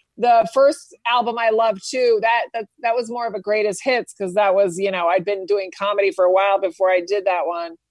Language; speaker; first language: English; native; English